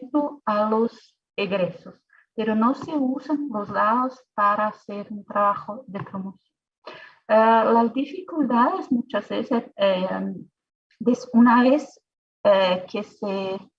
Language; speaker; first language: Spanish; non-native, fluent; Portuguese